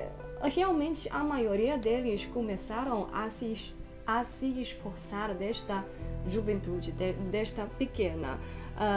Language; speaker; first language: Portuguese; non-native, fluent; Chinese